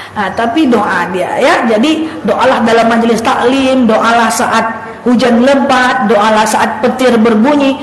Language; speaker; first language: Indonesian; native; Indonesian